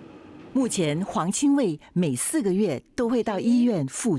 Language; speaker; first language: Chinese; native; Chinese